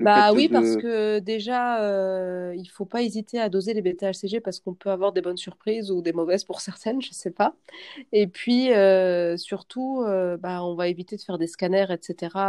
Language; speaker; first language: French; native; French